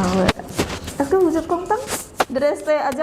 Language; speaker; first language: French; non-native, learner; Indonesian